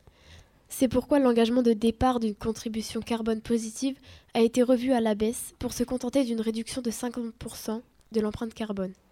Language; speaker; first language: French; native; French